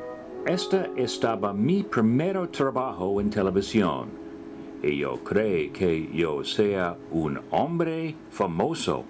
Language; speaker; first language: Spanish; non-native, learner; English